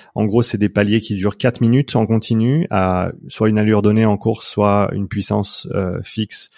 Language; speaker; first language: French; native; French